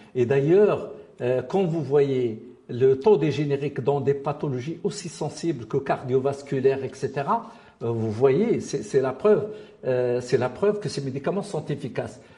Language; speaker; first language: French; non-native, local second language; Arabic